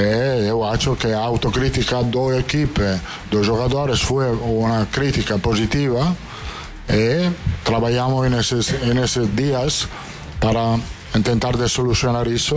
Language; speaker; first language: Portuguese; non-native, fluent; Italian